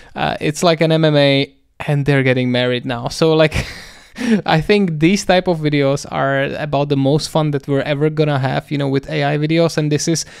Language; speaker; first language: English; non-native, fluent; Czech